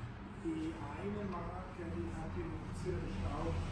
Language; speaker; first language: German; native; German